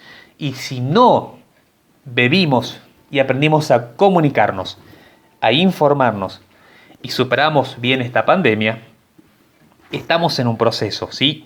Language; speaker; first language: Spanish; native; Spanish